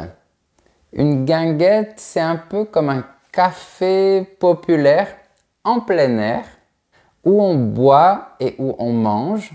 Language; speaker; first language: French; native; French